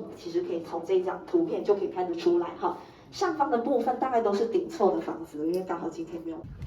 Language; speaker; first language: Chinese; native; Chinese